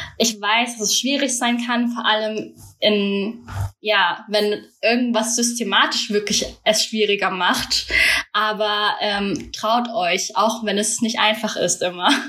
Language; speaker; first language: German; early bilingual, other home language; Vietnamese